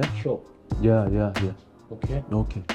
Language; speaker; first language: English; non-native, learner; Korean